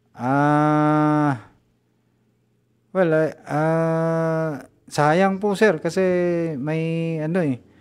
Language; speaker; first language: Filipino; non-native, local second language; Cebuano